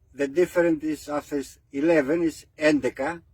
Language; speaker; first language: English; non-native, learner; Greek